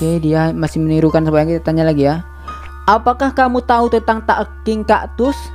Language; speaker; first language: Indonesian; native; Indonesian